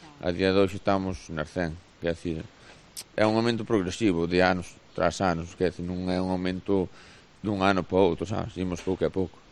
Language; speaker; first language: Galician; native; Galician